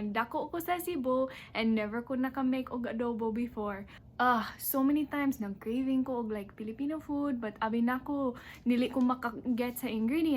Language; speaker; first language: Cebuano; non-native, local second language; English